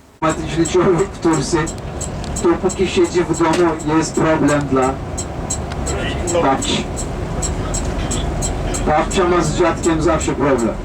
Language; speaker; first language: Polish; non-native, learner; Turkish